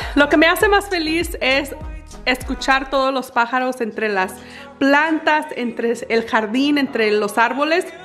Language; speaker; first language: Spanish; native; Spanish